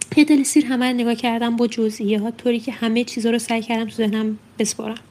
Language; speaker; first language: Persian; native; Persian